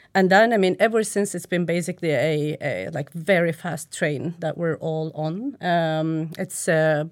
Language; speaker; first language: English; non-native, fluent; Turkish